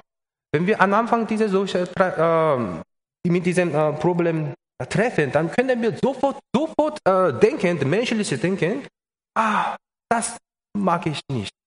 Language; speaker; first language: German; non-native, learner; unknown